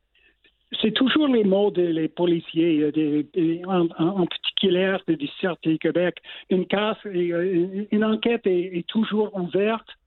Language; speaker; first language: French; non-native, local second language; English